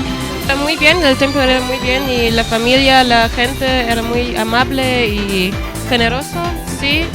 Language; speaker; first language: Spanish; non-native, learner; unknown